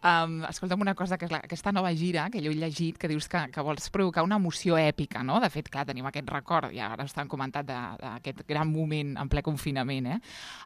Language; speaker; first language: Catalan; native; Catalan